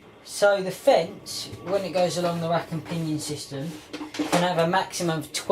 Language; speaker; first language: English; native; English